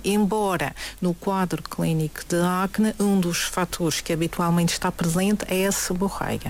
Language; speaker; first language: Portuguese; native; Portuguese